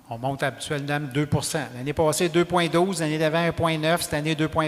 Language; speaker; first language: French; native; French